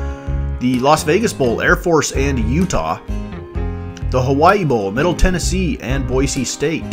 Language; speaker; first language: English; native; English